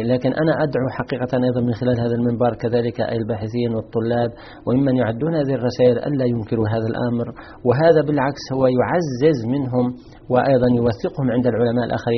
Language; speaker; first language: Arabic; native; Arabic